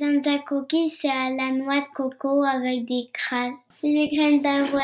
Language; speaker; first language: French; early bilingual, heritage; French